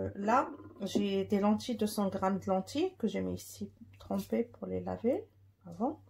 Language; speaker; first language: French; non-native, local second language; Arabic